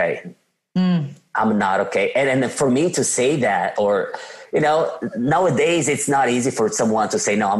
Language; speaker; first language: English; non-native, fluent; Portuguese